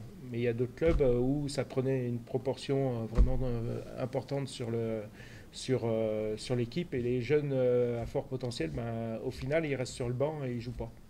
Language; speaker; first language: French; native; French